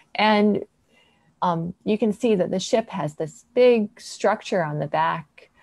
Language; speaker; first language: English; native; English